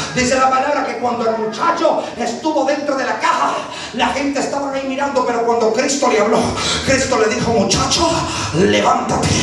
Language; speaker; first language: Spanish; early bilingual, heritage; Spanish